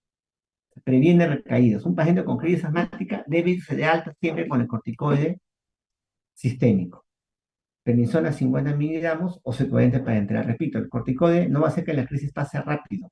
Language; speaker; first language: Spanish; native; Spanish